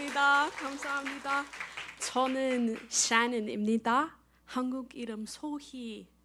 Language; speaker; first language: Korean; non-native, learner; English